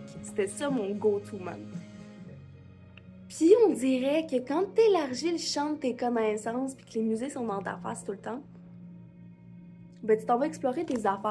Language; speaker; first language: French; native; French